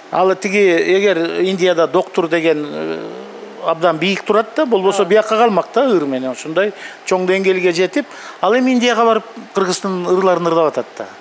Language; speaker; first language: Kyrgyz; non-native, local second language; Russian